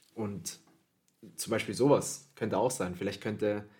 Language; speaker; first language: German; early bilingual, other home language; Filipino